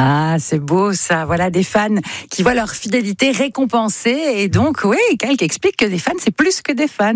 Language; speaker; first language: French; native; French